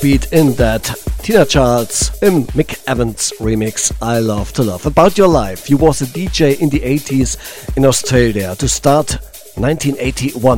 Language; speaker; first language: English; non-native, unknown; German